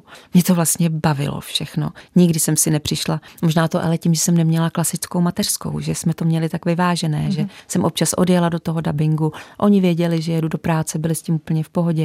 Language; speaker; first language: Czech; native; Czech